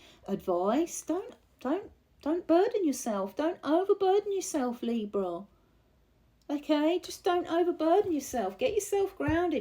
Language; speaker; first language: English; native; English